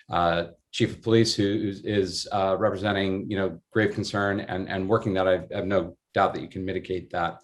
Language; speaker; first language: English; native; English